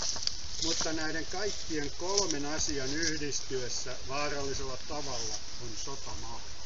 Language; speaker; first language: Finnish; native; Finnish